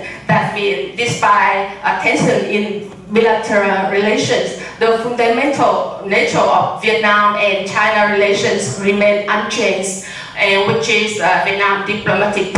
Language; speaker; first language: English; non-native, learner; Vietnamese